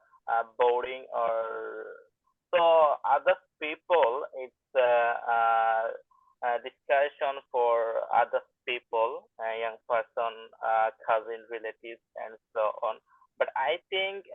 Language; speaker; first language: English; non-native, learner; Bangla